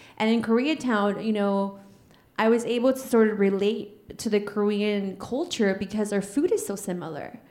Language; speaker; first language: English; early bilingual, other home language; Spanish